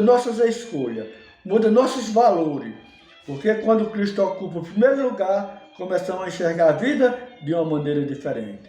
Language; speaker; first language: Portuguese; native; Portuguese